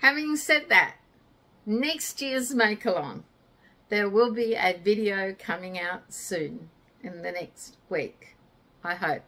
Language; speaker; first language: English; native; English